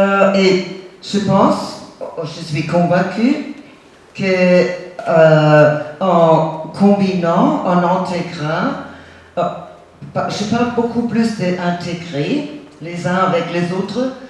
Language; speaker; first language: French; non-native, fluent; German